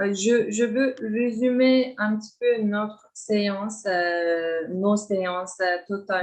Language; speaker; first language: French; non-native, fluent; Turkish